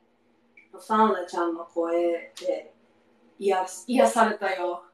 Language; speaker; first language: Japanese; non-native, learner; English